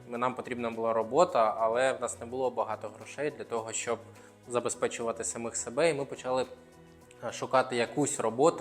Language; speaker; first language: Ukrainian; non-native, local second language; Russian